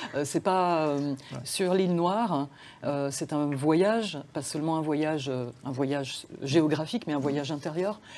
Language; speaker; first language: French; native; French